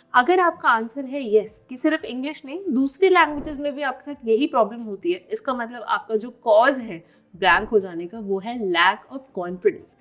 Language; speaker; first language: Hindi; native; Hindi